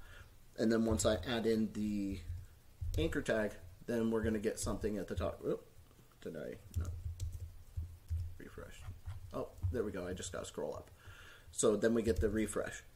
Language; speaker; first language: English; native; English